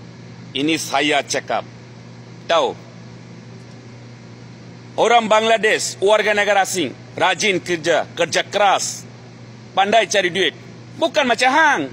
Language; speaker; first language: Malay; non-native, fluent; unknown